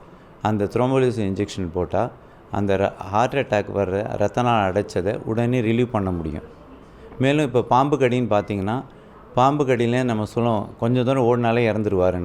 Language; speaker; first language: Tamil; native; Tamil